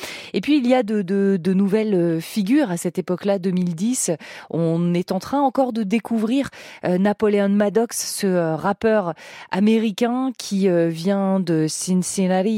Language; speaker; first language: French; native; French